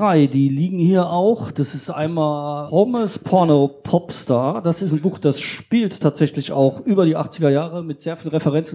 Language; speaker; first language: German; native; German